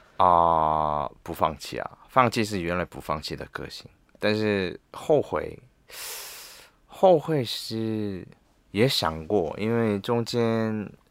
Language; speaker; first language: Chinese; non-native, learner; Korean